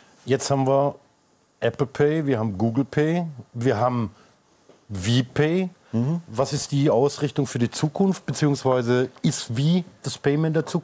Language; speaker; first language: German; native; German